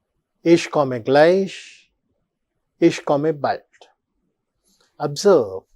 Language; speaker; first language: German; non-native, fluent; Telugu